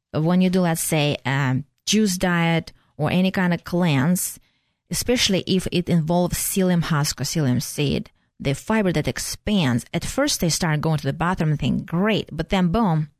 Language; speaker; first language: English; non-native, fluent; Russian